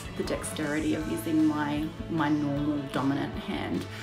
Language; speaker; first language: English; native; English